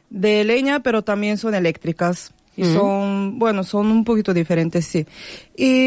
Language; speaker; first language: Spanish; non-native, fluent; Bulgarian